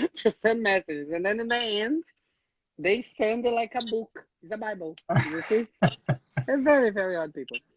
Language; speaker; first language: English; non-native, fluent; Portuguese